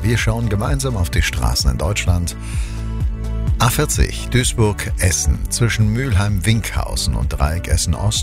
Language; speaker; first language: German; native; German